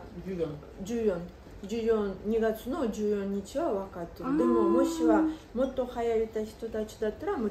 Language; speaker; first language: Japanese; non-native, learner; Ukrainian